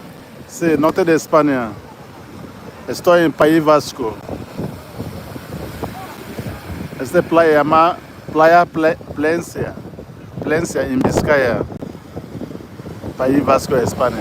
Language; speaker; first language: Spanish; non-native, learner; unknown